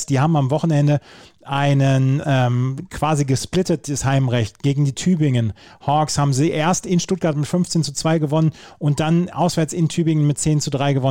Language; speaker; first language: German; native; German